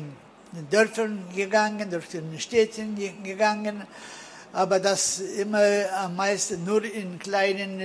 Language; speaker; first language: German; early bilingual, heritage; German